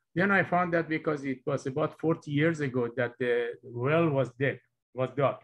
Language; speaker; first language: English; non-native, fluent; Persian